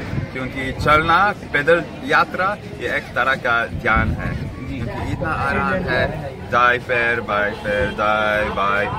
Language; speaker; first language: Hindi; non-native, fluent; French